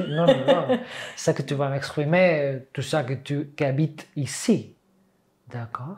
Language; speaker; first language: French; non-native, fluent; Catalan